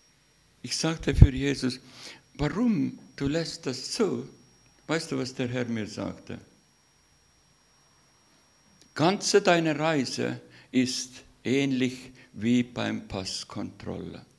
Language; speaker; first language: German; non-native, learner; Russian